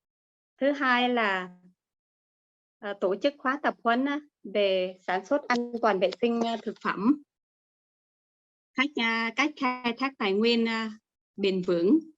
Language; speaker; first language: Vietnamese; native; Vietnamese